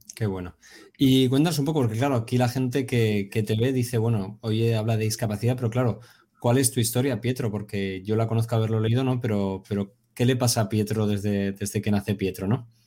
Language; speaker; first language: Spanish; native; Spanish